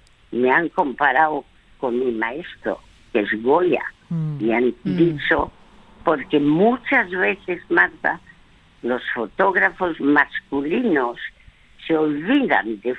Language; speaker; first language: Spanish; early bilingual, other home language; French